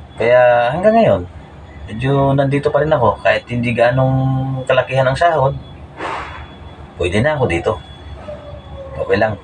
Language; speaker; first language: Filipino; non-native, local second language; Hiligaynon